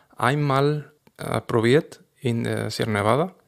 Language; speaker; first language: German; non-native, fluent; Spanish